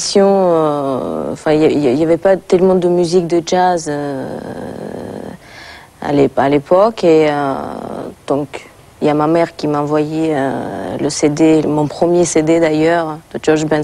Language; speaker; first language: French; non-native, fluent; Russian